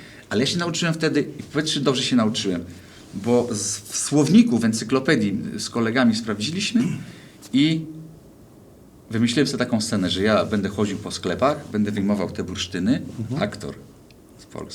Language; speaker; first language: Polish; native; Polish